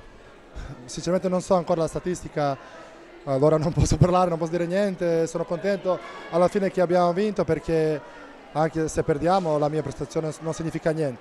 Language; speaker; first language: Italian; non-native, fluent; Serbian